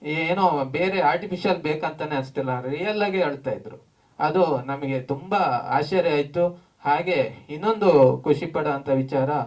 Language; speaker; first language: Kannada; native; Kannada